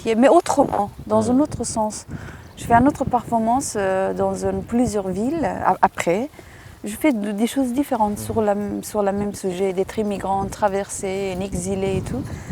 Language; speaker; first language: French; non-native, fluent; Persian